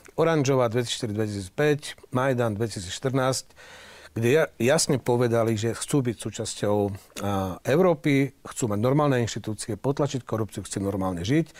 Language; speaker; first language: Slovak; native; Slovak